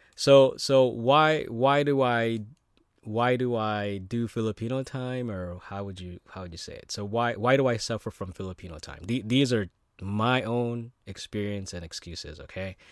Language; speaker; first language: English; native; English